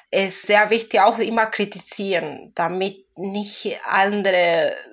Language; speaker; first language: German; non-native, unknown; Spanish